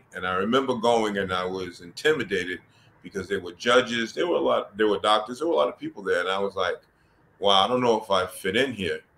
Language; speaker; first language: English; native; English